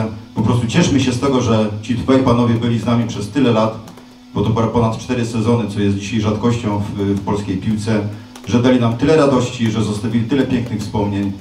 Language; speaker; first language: Polish; native; Polish